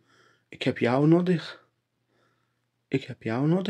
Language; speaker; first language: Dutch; non-native, learner; Turkish